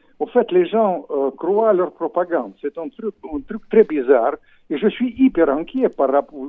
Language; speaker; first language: French; non-native, fluent; Russian